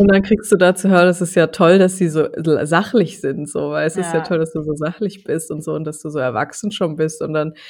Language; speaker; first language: German; native; German